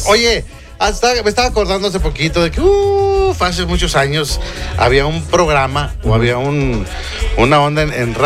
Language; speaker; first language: Spanish; native; Spanish